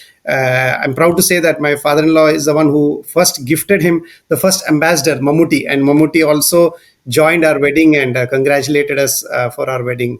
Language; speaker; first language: English; non-native, local second language; Malayalam